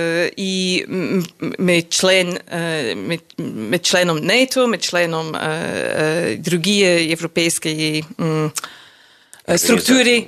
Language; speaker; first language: Russian; non-native, learner; English